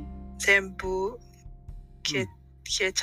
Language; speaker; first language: Japanese; non-native, learner; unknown